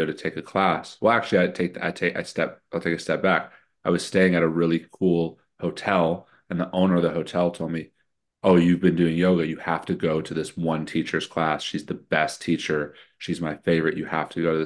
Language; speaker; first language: English; native; English